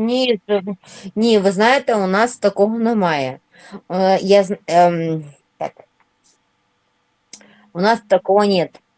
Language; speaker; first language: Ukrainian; non-native, local second language; Russian